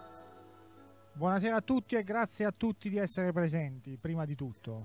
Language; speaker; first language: Italian; native; Italian